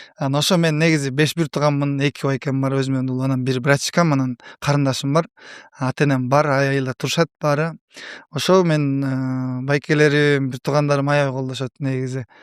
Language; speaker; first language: Kyrgyz; native; Kyrgyz